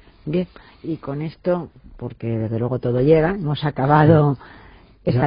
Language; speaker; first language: Spanish; native; Spanish